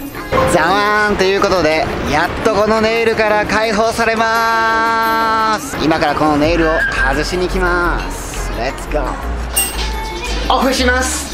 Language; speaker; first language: Japanese; native; Japanese